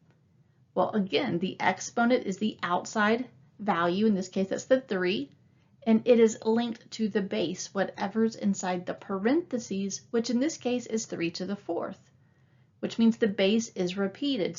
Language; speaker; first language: English; native; English